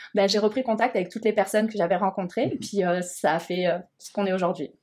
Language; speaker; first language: French; native; French